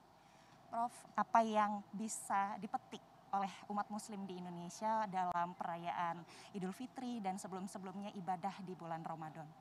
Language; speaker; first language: Indonesian; native; Indonesian